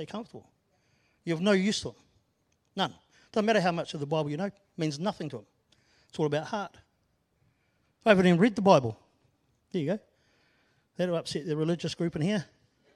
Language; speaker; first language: English; native; English